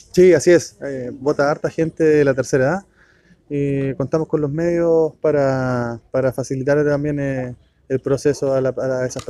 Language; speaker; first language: Spanish; native; Spanish